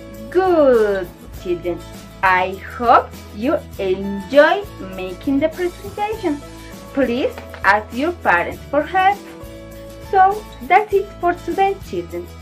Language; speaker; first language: English; non-native, fluent; Spanish